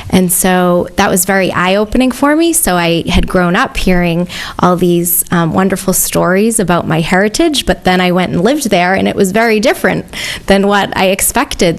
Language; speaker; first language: English; native; English